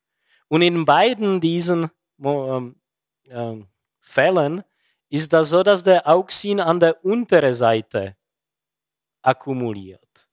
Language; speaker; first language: German; non-native, fluent; Czech